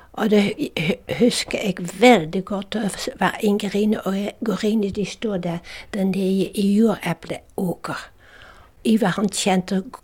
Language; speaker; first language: Norwegian; non-native, fluent; Dutch